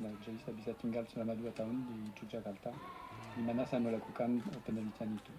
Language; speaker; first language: Indonesian; non-native, fluent; French